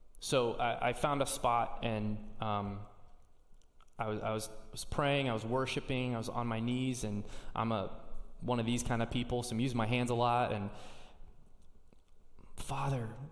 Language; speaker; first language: English; native; English